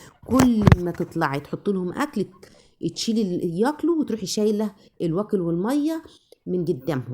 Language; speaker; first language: Arabic; native; Arabic